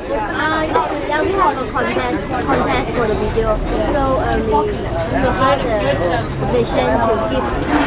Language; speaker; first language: English; non-native, local second language; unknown